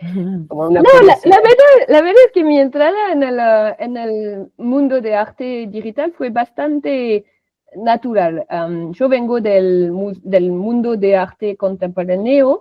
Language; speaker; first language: Spanish; non-native, fluent; French